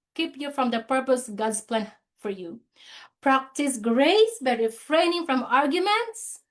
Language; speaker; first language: English; non-native, local second language; Filipino